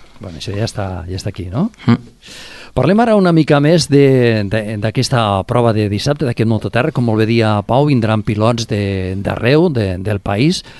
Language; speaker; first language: Catalan; native; Catalan